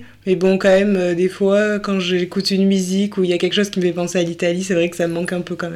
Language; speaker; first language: French; native; French